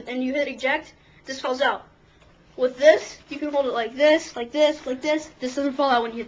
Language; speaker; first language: English; native; English